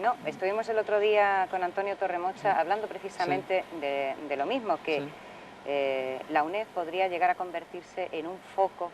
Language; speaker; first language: Spanish; native; Spanish